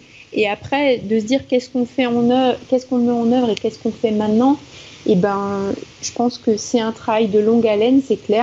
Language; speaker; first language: French; native; French